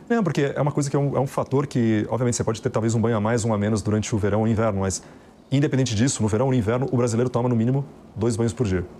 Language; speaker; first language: Portuguese; native; Portuguese